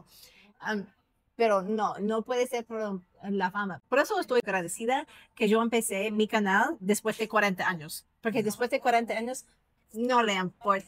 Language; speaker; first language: Spanish; non-native, fluent; English